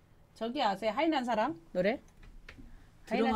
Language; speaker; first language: Korean; native; Korean